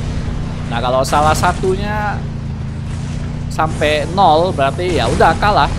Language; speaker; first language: Indonesian; native; Indonesian